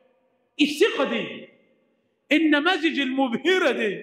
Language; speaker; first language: Arabic; native; Arabic